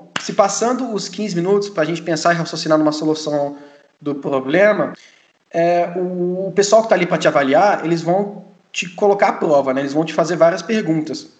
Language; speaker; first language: Portuguese; early bilingual, heritage; Portuguese